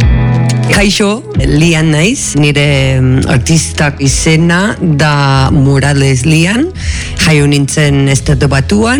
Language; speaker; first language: Basque; non-native, learner; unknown